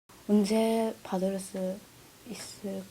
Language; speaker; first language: Korean; non-native, learner; Japanese